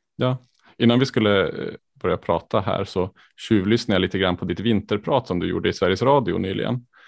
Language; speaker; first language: Swedish; native; Swedish